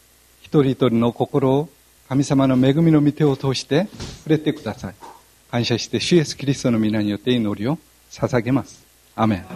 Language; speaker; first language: Japanese; non-native, fluent; Korean